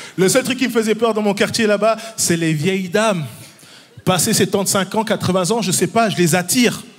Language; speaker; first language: French; early bilingual, other home language; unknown